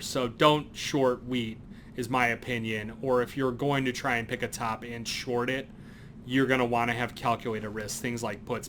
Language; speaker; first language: English; native; English